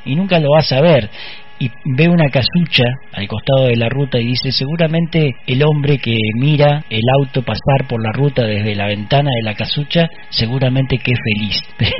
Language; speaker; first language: Spanish; native; Spanish